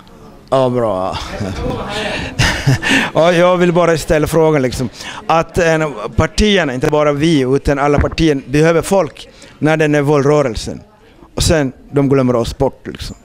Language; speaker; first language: Swedish; non-native, fluent; Somali